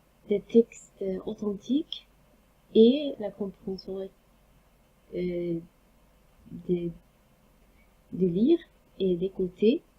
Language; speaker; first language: French; non-native, fluent; Norwegian